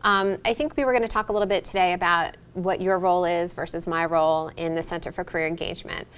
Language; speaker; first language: English; native; English